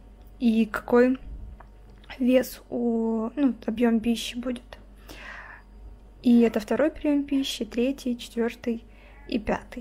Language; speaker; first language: Russian; native; Russian